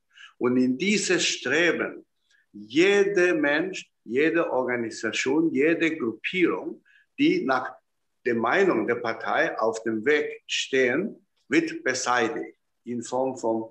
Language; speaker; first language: German; non-native, fluent; Chinese